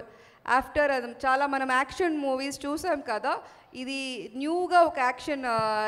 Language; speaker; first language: Telugu; non-native, learner; Tamil